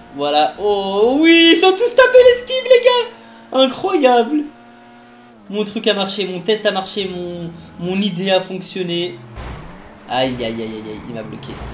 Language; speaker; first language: French; native; French